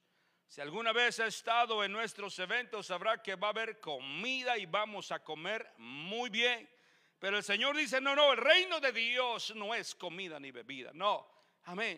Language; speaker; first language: Spanish; native; Spanish